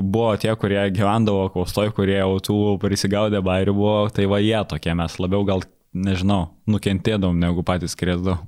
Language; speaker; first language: Lithuanian; native; Lithuanian